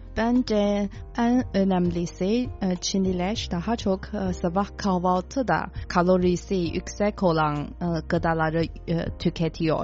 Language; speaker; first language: Turkish; non-native, fluent; Chinese